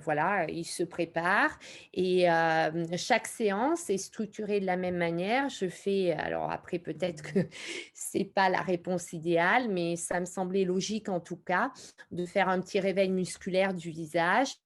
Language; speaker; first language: French; native; French